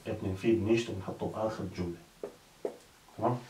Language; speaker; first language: German; non-native, learner; Arabic